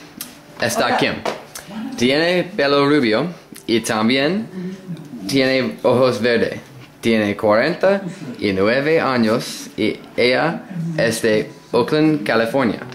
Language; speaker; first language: Spanish; non-native, learner; English